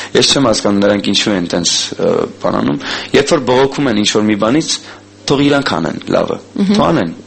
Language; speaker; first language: Armenian; early bilingual, heritage; Armenian